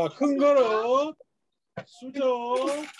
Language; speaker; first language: Korean; native; Korean